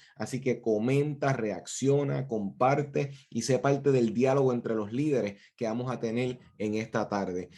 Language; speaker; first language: Spanish; native; Spanish